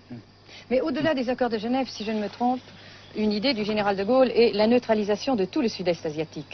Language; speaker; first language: French; native; French